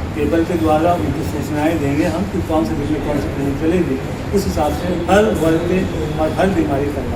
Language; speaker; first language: Hindi; non-native, local second language; Marathi